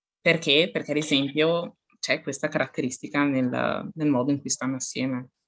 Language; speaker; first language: Italian; early bilingual, other home language; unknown